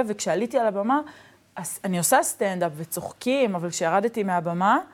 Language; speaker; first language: Hebrew; native; Hebrew